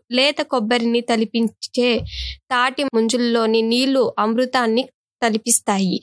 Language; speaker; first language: Telugu; native; Telugu